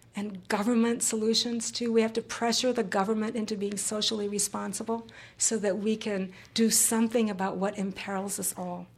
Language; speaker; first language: English; early bilingual, other home language; Japanese